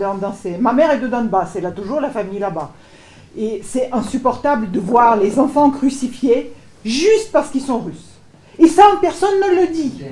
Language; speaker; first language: French; non-native, fluent; Russian